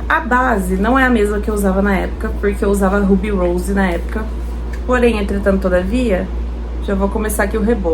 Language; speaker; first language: Portuguese; native; Portuguese